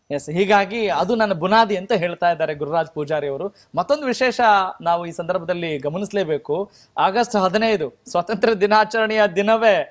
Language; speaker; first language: Kannada; native; Kannada